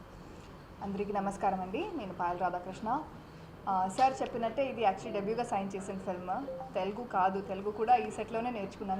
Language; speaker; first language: Telugu; non-native, fluent; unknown